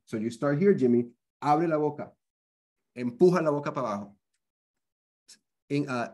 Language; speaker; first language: Spanish; early bilingual, heritage; Spanish